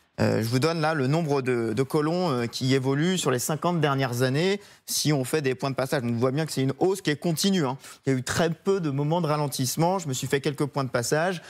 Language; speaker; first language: French; native; French